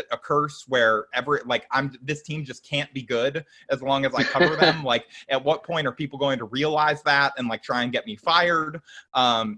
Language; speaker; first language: English; native; English